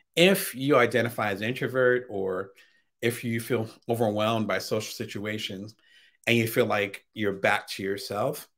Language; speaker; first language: English; native; English